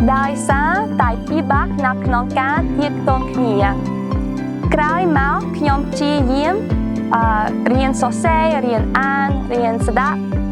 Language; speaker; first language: Khmer; non-native, learner; English